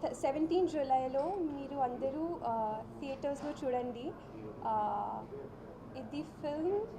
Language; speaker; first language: Telugu; non-native, learner; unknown